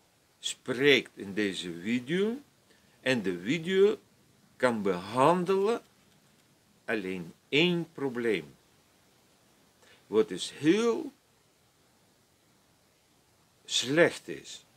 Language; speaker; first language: Dutch; non-native, fluent; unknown